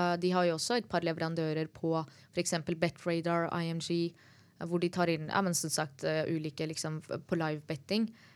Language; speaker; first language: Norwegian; early bilingual, other home language; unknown